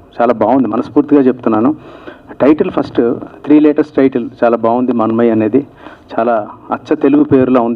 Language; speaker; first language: Telugu; native; Telugu